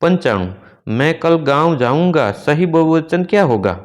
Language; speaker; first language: Hindi; non-native, local second language; Gujarati